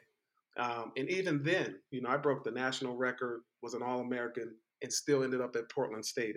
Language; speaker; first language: English; native; English